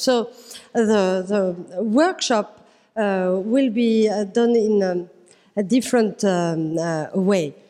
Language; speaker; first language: English; non-native, fluent; French